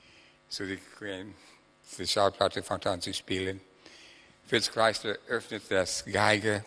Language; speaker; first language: German; non-native, fluent; English